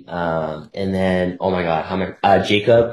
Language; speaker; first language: English; native; English